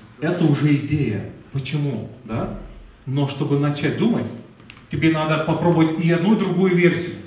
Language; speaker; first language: Russian; non-native, fluent; Lithuanian